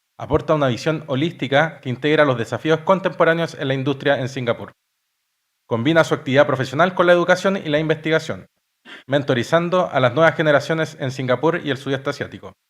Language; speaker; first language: Spanish; native; Spanish